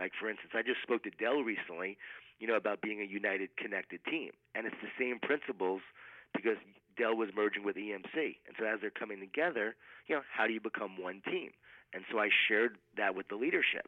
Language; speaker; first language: English; native; English